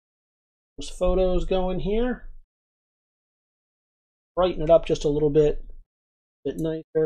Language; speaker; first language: English; native; English